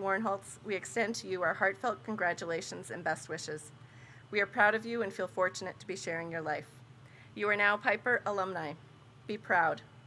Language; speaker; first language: English; native; English